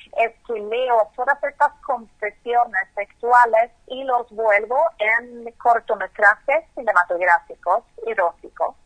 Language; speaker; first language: Spanish; non-native, fluent; Swedish